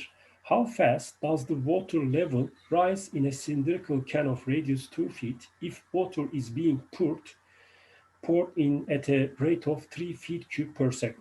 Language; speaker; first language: English; non-native, fluent; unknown